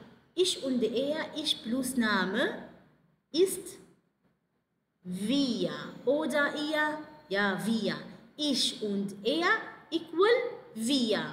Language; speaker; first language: German; non-native, fluent; Arabic